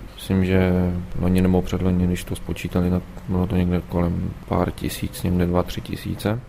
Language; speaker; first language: Czech; early bilingual, heritage; Czech